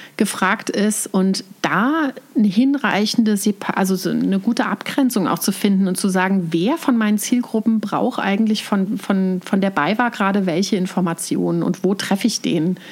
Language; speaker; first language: German; native; German